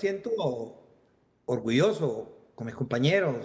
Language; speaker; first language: Spanish; native; Spanish